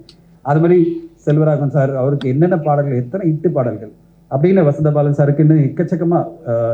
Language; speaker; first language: Tamil; native; Tamil